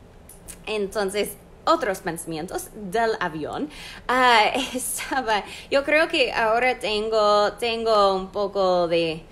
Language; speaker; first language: Spanish; non-native, fluent; English